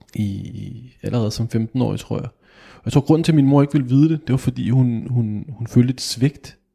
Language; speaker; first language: Danish; native; Danish